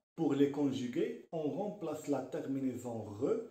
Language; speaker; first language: French; non-native, local second language; Arabic